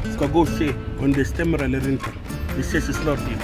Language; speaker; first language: Swedish; non-native, fluent; Arabic